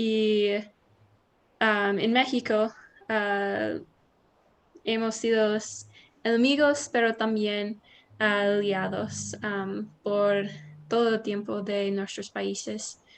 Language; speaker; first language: Spanish; non-native, learner; English